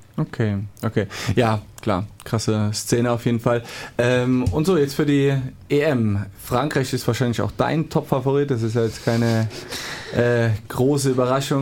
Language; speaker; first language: German; native; German